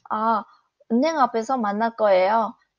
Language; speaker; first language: Korean; non-native, fluent; Vietnamese